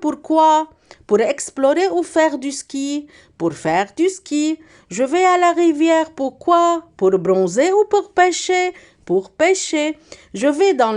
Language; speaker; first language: French; non-native, fluent; Arabic